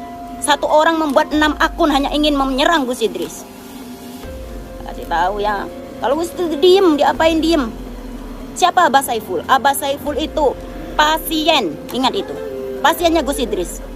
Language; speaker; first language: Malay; non-native, local second language; Javanese